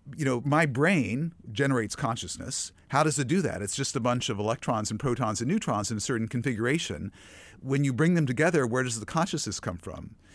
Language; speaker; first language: English; native; English